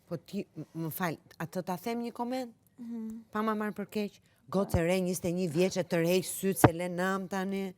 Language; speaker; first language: Albanian; native; Albanian